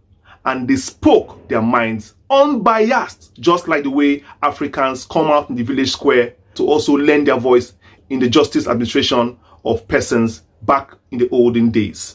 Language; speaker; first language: English; non-native, local second language; Igbo